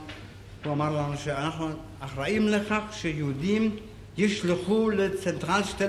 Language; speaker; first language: Hebrew; non-native, fluent; German